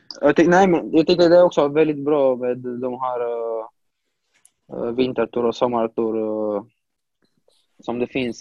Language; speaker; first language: Swedish; non-native, fluent; Romanian